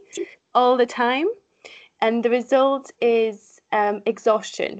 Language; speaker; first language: English; non-native, fluent; French